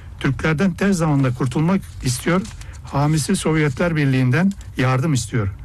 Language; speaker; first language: Turkish; early bilingual, heritage; Turkish